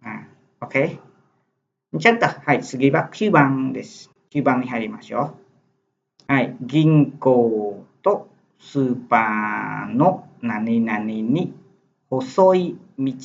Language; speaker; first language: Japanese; non-native, fluent; Khmer